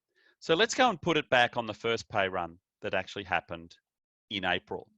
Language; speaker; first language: English; native; English